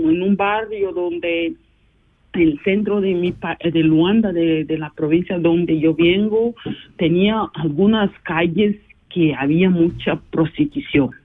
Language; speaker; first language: Spanish; non-native, fluent; Portuguese